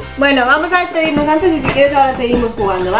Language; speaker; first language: Spanish; native; Spanish